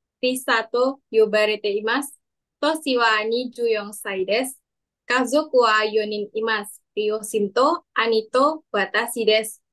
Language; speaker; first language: Japanese; non-native, learner; Indonesian